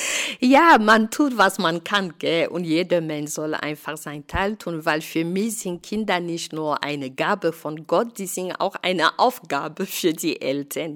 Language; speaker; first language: German; non-native, fluent; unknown